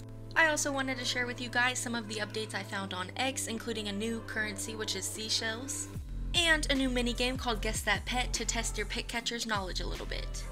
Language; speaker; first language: English; native; English